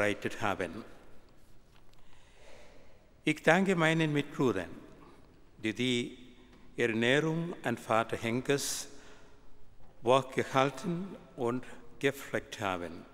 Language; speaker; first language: German; non-native, fluent; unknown